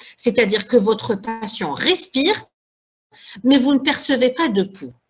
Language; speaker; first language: French; non-native, local second language; Arabic